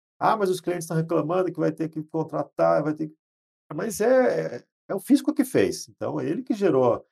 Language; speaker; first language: Portuguese; native; Portuguese